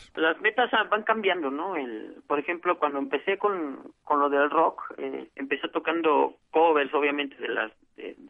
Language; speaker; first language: Spanish; native; Spanish